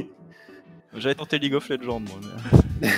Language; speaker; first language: French; native; French